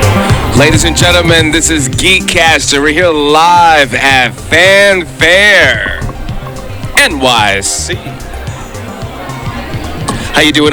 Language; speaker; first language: English; native; English